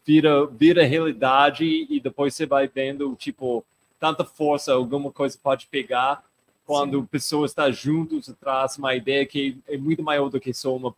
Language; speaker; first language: Portuguese; non-native, fluent; English